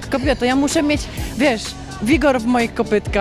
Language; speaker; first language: Polish; native; Polish